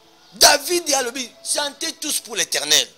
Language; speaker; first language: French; non-native, local second language; Lingala